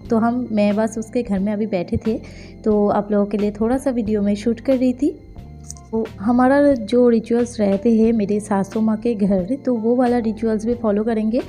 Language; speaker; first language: Hindi; non-native, local second language; Bangla